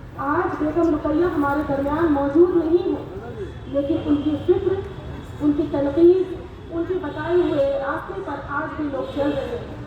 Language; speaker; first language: Urdu; native; Urdu